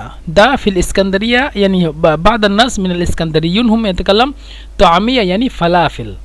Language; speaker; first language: Arabic; non-native, fluent; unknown